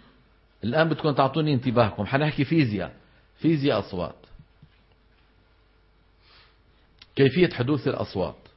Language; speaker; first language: Arabic; native; Arabic